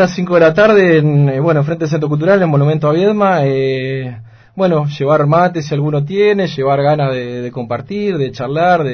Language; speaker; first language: Spanish; native; Spanish